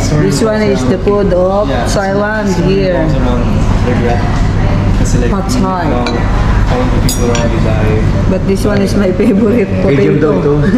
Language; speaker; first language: English; non-native, local second language; Filipino